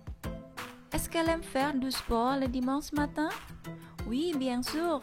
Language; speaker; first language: French; non-native, fluent; Indonesian